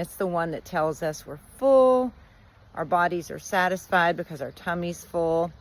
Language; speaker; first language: English; native; English